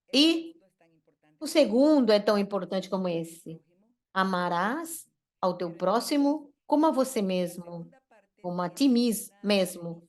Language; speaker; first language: Portuguese; non-native, fluent; Spanish